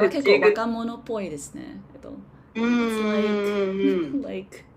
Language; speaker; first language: Japanese; non-native, learner; English